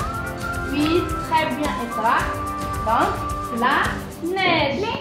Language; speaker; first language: French; non-native, local second language; Arabic